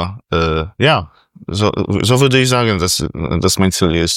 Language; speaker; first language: German; non-native, fluent; Polish